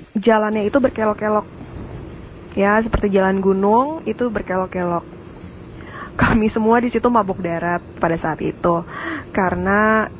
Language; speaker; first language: Indonesian; native; Indonesian